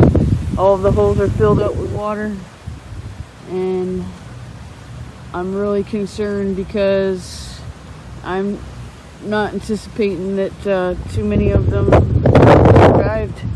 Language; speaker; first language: English; native; English